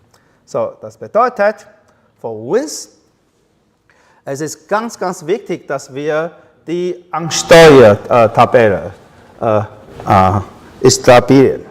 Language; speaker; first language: German; non-native, learner; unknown